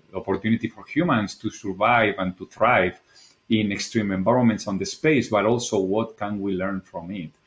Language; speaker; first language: English; non-native, fluent; Spanish